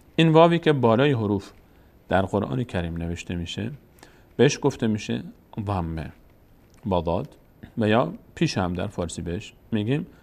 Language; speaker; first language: Persian; native; Persian